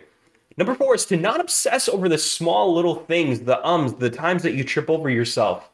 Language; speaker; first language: English; native; English